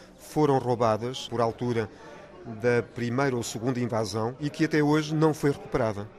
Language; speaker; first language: Portuguese; early bilingual, other home language; French